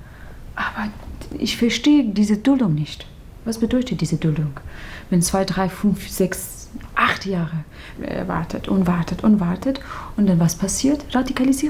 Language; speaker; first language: German; non-native, learner; Persian